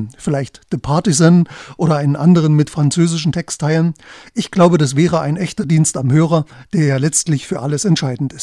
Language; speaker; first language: German; native; German